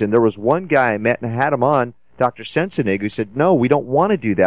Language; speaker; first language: English; native; English